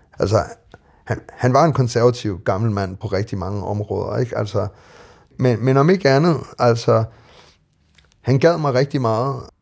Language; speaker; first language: Danish; native; Danish